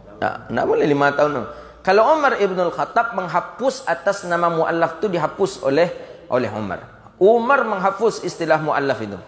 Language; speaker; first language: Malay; non-native, local second language; Minangkabau